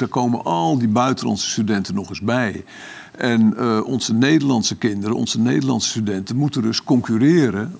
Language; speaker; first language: Dutch; native; Dutch